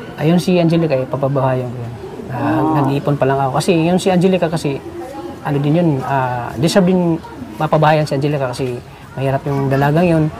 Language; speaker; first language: Filipino; non-native, local second language; Cebuano